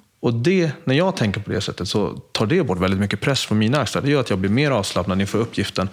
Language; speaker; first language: Swedish; early bilingual, other home language; Spanish